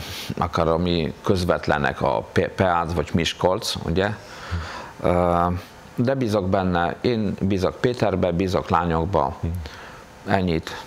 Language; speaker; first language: Hungarian; non-native, fluent; Polish